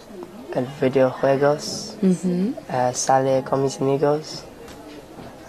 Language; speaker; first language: Spanish; non-native, learner; English